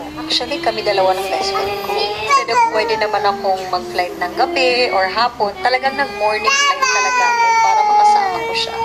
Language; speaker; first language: Filipino; non-native, local second language; Cebuano